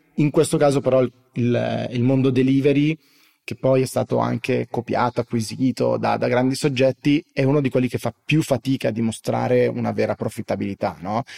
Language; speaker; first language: Italian; native; Italian